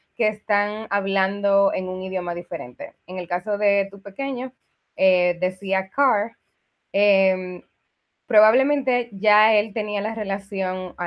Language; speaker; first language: Spanish; native; Spanish